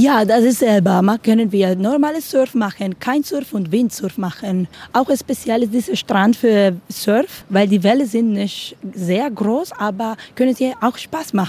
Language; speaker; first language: German; non-native, learner; Spanish